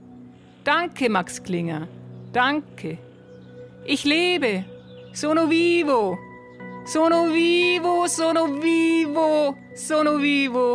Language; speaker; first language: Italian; non-native, learner; German